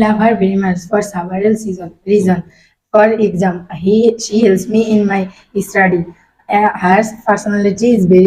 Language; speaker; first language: English; non-native, learner; Bangla